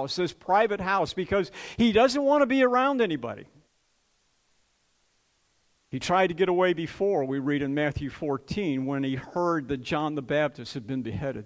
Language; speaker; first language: English; native; English